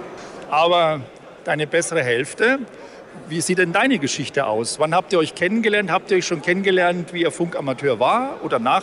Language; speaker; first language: German; native; German